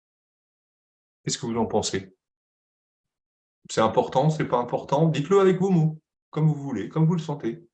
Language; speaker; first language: French; native; French